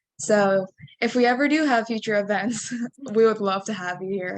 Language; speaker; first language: English; native; English